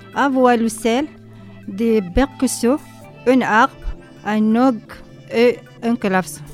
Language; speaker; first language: French; non-native, learner; Arabic